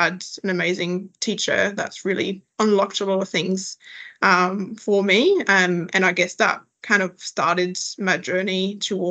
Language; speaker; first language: English; non-native, fluent; French